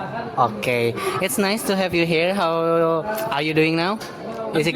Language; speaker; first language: English; non-native, learner; Indonesian